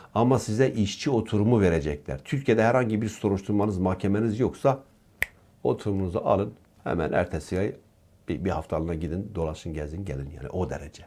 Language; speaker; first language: Turkish; native; Turkish